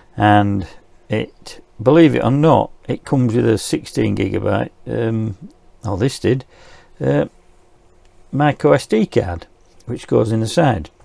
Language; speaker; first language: English; native; English